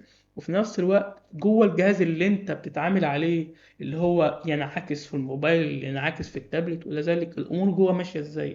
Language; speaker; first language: Arabic; native; Arabic